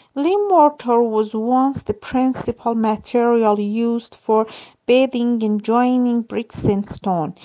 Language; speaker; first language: English; non-native, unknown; Persian